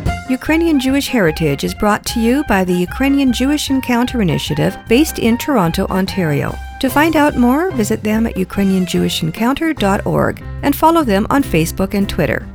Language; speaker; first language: English; early bilingual, other home language; Ukrainian